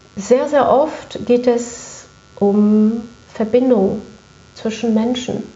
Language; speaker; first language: German; non-native, fluent; French